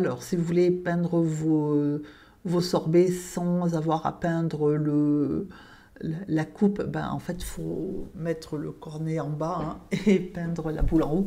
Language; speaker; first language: French; native; French